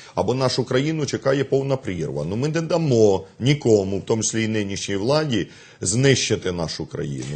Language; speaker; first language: Ukrainian; native; Ukrainian